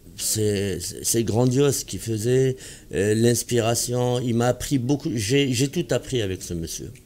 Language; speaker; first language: French; non-native, local second language; Arabic